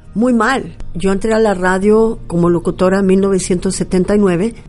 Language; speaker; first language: Spanish; early bilingual, heritage; Spanish